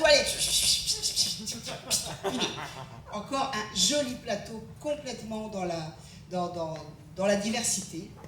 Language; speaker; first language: French; native; French